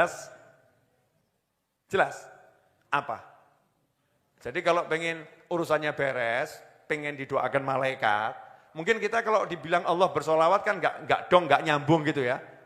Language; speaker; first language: Indonesian; native; Indonesian